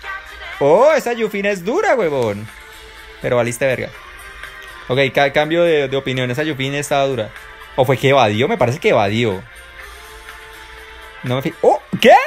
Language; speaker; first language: Spanish; native; Spanish